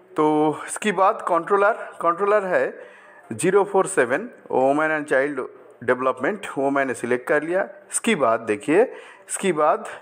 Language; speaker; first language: Hindi; non-native, local second language; Bangla